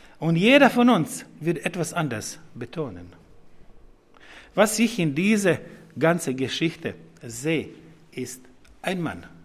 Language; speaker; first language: German; non-native, fluent; Serbian